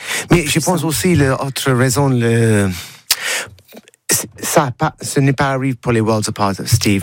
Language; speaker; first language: French; non-native, learner; English